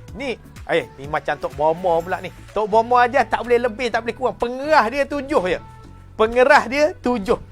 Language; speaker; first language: Malay; native; Malay